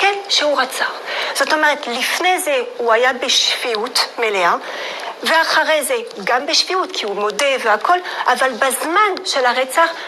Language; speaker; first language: Hebrew; non-native, fluent; French